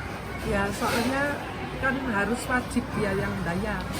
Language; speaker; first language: Indonesian; native; Indonesian